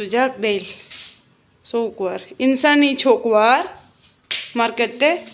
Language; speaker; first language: Turkish; non-native, learner; Gujarati